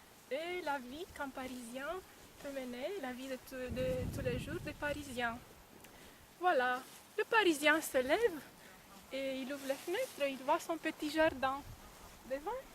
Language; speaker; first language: French; non-native, fluent; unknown